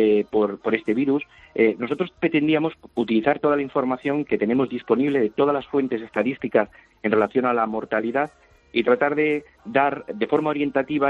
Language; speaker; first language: Spanish; native; Spanish